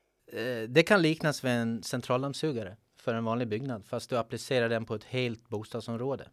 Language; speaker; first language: Swedish; native; Swedish